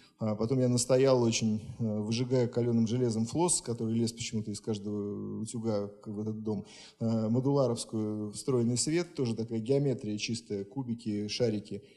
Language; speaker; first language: Russian; native; Russian